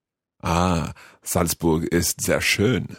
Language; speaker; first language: German; non-native, learner; English